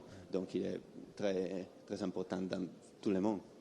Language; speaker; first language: French; non-native, fluent; Italian